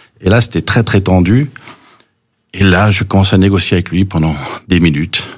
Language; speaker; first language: French; early bilingual, other home language; English